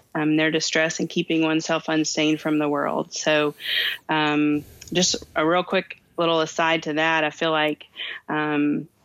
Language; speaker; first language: English; native; English